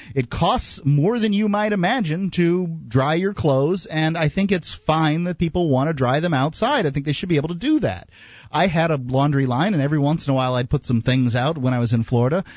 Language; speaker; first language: English; native; English